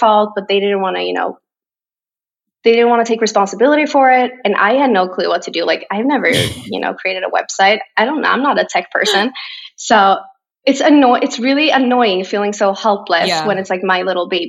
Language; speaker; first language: English; non-native, fluent; Swedish